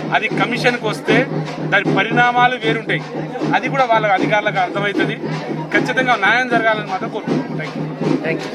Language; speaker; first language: Telugu; non-native, local second language; Lambadi